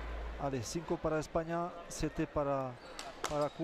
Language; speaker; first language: Spanish; non-native, fluent; French